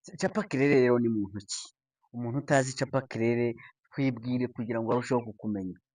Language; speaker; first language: Kinyarwanda; native; Kinyarwanda